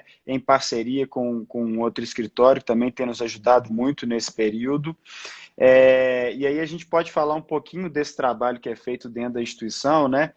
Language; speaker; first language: Portuguese; native; Portuguese